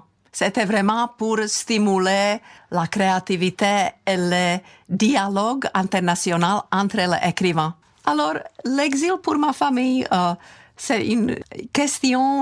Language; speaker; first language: French; non-native, fluent; Czech